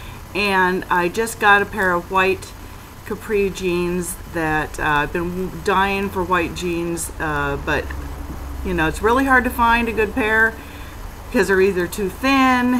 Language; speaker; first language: English; native; English